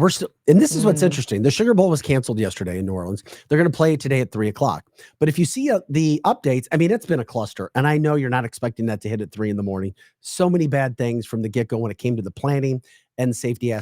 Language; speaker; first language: English; native; English